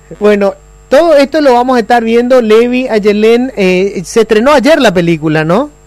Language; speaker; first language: Spanish; native; Spanish